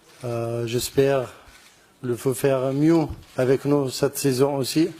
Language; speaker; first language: French; non-native, learner; Arabic